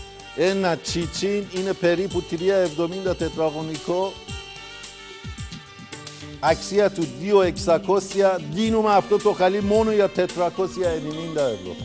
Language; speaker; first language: Greek; non-native, learner; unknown